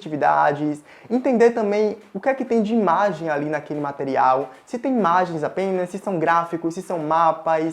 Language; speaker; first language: Portuguese; native; Portuguese